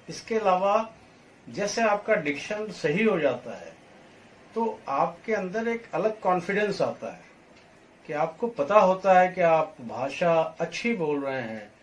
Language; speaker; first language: Hindi; native; Hindi